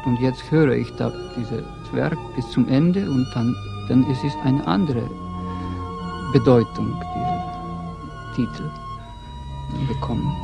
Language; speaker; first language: German; non-native, fluent; Estonian